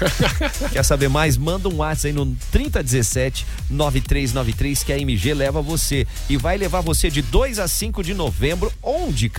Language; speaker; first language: Portuguese; native; Portuguese